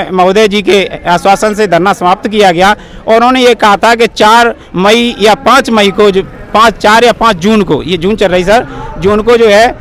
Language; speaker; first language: Hindi; native; Hindi